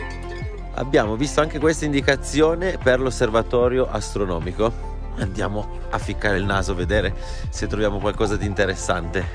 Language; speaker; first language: Italian; native; Italian